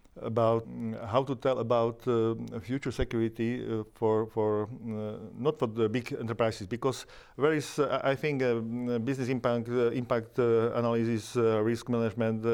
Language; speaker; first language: English; non-native, learner; Slovak